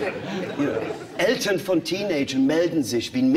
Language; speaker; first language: German; non-native, fluent; English